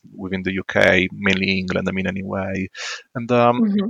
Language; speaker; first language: English; non-native, fluent; Italian